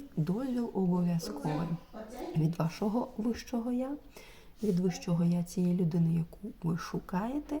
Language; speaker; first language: Ukrainian; non-native, local second language; Russian